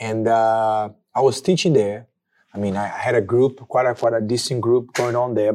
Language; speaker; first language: English; non-native, fluent; Portuguese